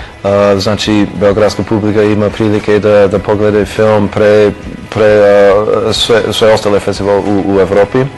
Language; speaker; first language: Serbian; non-native, fluent; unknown